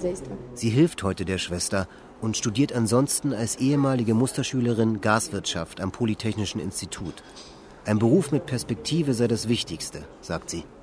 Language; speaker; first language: German; native; German